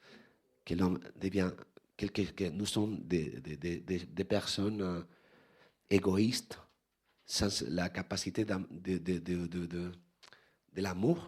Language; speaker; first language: French; non-native, fluent; Spanish